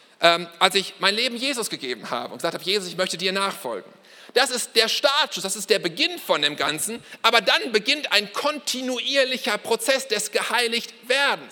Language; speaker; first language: German; native; German